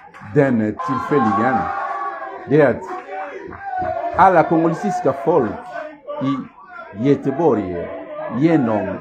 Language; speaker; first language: Swedish; non-native, learner; Lingala